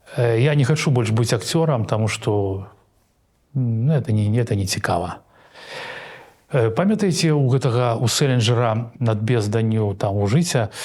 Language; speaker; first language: Belarusian; non-native, local second language; Russian